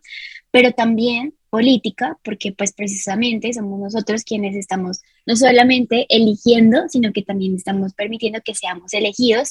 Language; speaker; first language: Spanish; native; Spanish